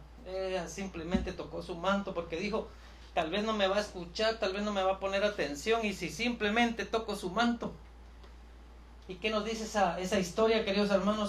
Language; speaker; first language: Spanish; native; Spanish